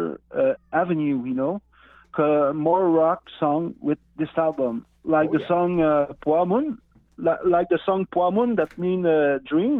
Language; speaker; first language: English; non-native, learner; Innu-aimun